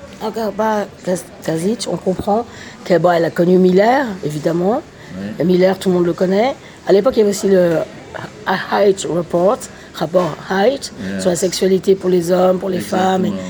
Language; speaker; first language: French; native; French